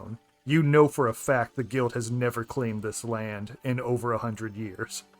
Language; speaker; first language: English; native; English